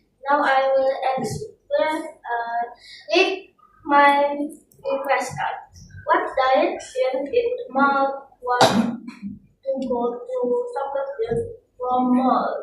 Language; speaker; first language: English; non-native, learner; Indonesian